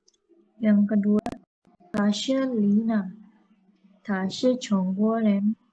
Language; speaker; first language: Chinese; non-native, learner; Indonesian